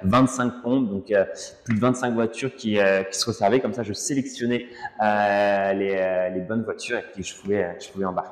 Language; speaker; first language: French; native; French